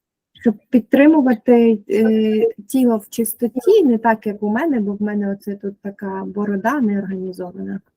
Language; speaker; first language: Ukrainian; native; Ukrainian